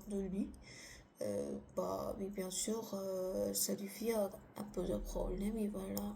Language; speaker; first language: French; non-native, learner; Korean